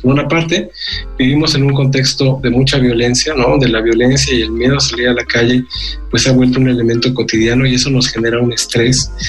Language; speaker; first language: Spanish; native; Spanish